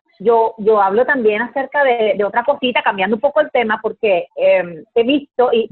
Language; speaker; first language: Spanish; native; Spanish